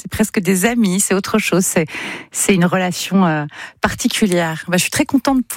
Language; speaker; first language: French; native; French